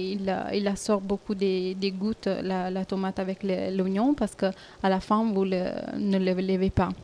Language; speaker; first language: French; non-native, fluent; Italian